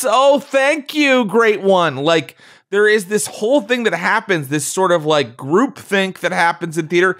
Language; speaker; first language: English; native; English